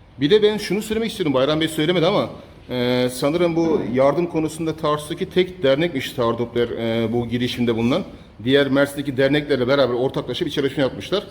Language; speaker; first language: Turkish; native; Turkish